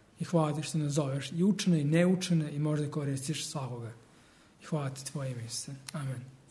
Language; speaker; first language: Serbian; early bilingual, heritage; Serbian